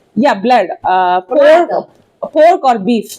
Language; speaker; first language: English; non-native, local second language; Tamil